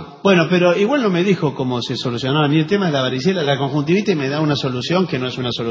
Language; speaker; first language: Spanish; native; Spanish